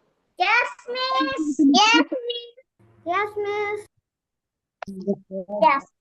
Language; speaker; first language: English; non-native, learner; Bangla